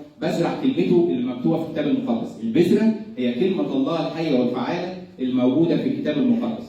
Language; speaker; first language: Arabic; native; Arabic